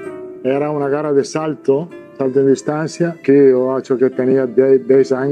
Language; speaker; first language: Portuguese; non-native, learner; Italian